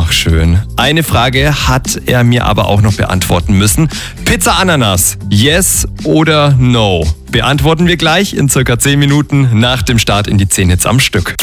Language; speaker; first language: German; native; German